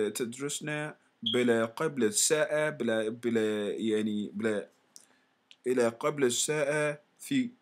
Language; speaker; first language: Arabic; non-native, learner; English